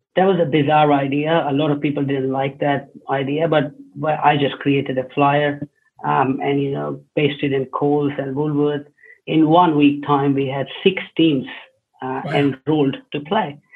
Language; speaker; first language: English; non-native, local second language; Hindi